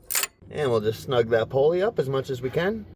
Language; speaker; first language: English; native; English